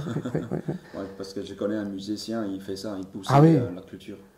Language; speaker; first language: French; non-native, learner; Chinese